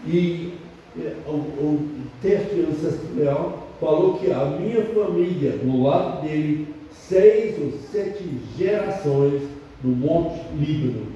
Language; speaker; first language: Portuguese; non-native, fluent; English